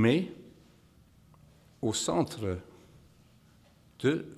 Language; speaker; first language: French; non-native, fluent; English